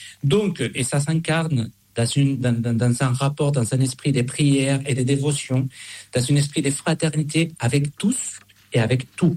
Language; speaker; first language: French; non-native, fluent; Spanish